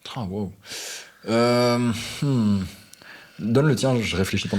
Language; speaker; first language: French; native; French